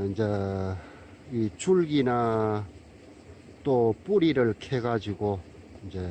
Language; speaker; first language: Korean; native; Korean